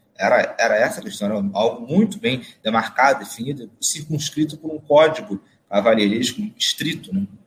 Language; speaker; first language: Portuguese; native; Portuguese